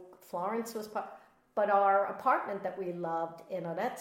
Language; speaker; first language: English; native; English